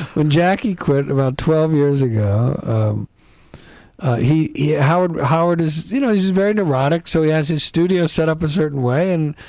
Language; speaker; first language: English; native; English